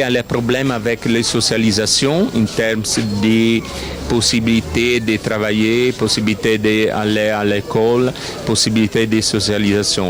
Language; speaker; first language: French; non-native, fluent; Italian